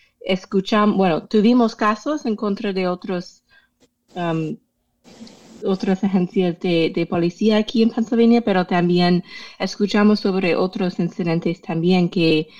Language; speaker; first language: Spanish; non-native, fluent; English